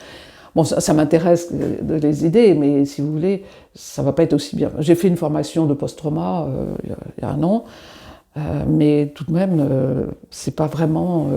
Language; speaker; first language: French; native; French